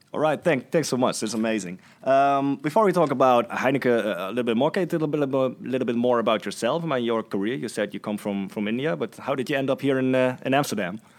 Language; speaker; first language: English; non-native, fluent; Dutch